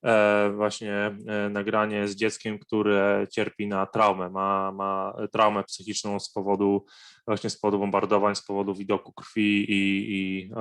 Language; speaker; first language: Polish; non-native, fluent; Arabic